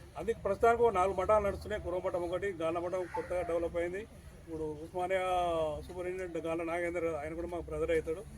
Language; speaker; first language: Telugu; native; Telugu